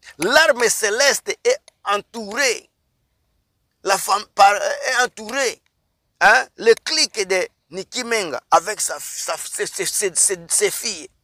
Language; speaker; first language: French; non-native, local second language; Lingala